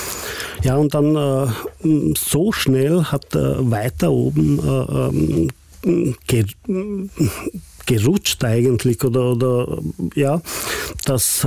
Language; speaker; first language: German; non-native, learner; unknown